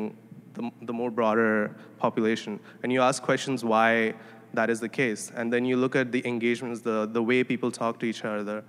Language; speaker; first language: English; non-native, local second language; Tamil